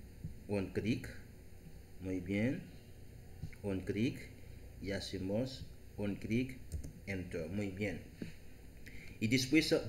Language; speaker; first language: Spanish; non-native, learner; Haitian Creole